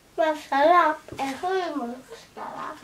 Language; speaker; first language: Swedish; early bilingual, other home language; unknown